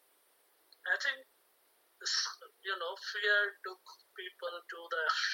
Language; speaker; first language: English; non-native, local second language; Hindi